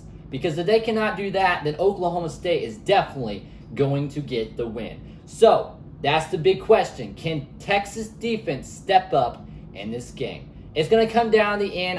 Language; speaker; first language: English; native; English